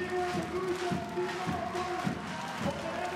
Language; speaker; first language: German; native; German